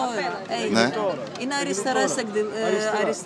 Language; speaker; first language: Greek; non-native, fluent; Ukrainian